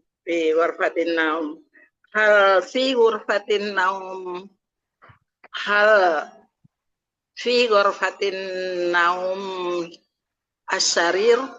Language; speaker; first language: Arabic; non-native, learner; Indonesian